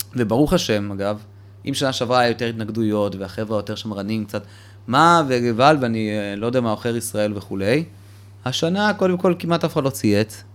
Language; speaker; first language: Hebrew; early bilingual, other home language; Russian